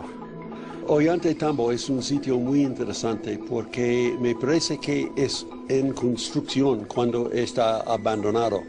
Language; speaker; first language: Spanish; non-native, learner; English